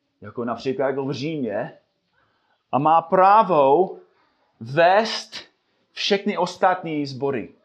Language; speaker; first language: Czech; non-native, fluent; English